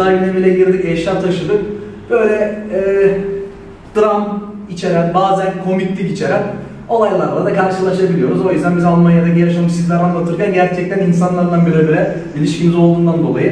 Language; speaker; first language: Turkish; native; Turkish